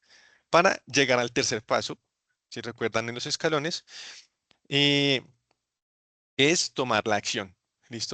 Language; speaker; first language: Spanish; native; Spanish